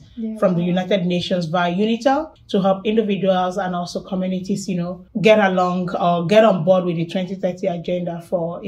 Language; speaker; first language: English; non-native, local second language; Yoruba